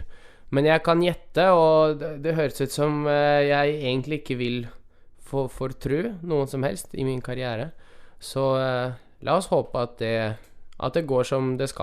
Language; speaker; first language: Norwegian; early bilingual, other home language; Russian